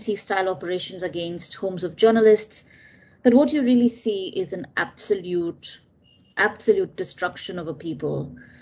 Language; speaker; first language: English; non-native, local second language; Tamil